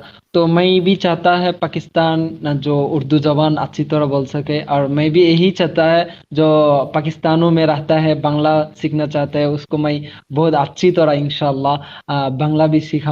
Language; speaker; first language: Hindi; non-native, learner; Bangla